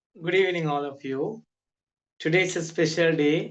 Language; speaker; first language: English; non-native, local second language; Sinhala